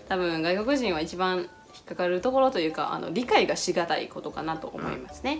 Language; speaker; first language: Japanese; native; Japanese